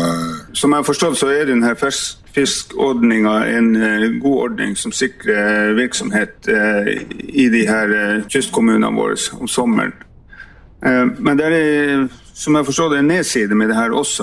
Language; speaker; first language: Norwegian; native; Norwegian